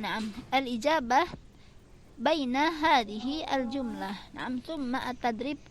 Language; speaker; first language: Arabic; non-native, fluent; Indonesian